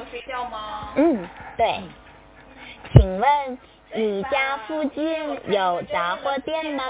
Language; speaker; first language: Chinese; native; Chinese